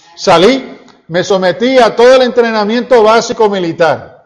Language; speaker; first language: Spanish; early bilingual, heritage; Spanish